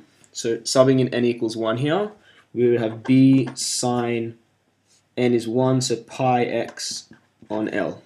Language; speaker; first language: English; native; English